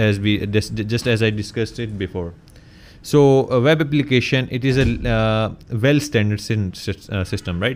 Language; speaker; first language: English; non-native, local second language; Urdu